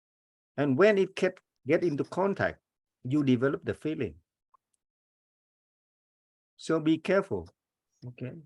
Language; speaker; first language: English; non-native, fluent; Vietnamese